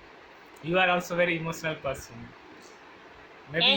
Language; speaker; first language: English; non-native, learner; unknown